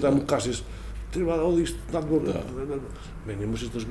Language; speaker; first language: Macedonian; non-native, learner; Spanish